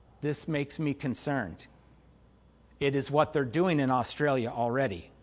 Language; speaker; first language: English; native; English